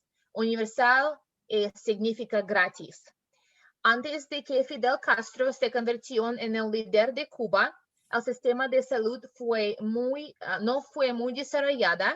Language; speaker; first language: Spanish; non-native, learner; English